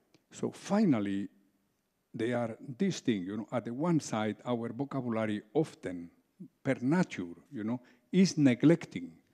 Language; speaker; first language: English; non-native, fluent; Spanish